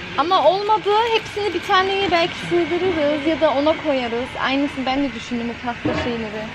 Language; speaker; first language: Turkish; early bilingual, heritage; Turkish